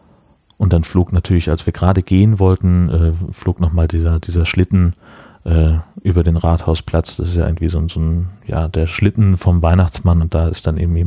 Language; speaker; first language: German; native; German